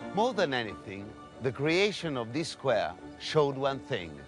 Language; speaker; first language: English; non-native, fluent; Italian